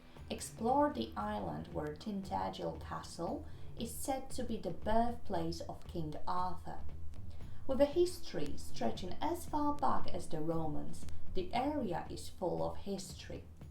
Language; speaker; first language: English; non-native, fluent; Polish